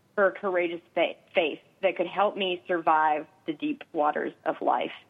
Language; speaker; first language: English; native; English